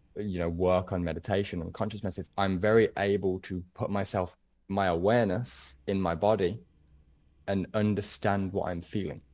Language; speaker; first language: English; native; English